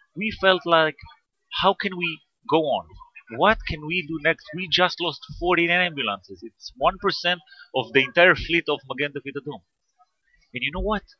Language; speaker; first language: English; non-native, fluent; Hebrew